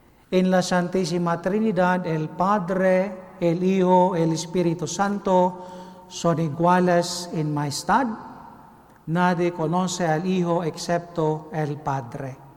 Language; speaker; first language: Spanish; non-native, learner; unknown